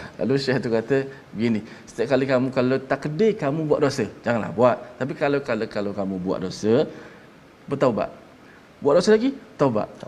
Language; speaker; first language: Malay; native; Malay